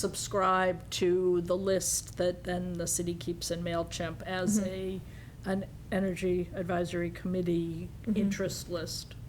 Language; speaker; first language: English; native; English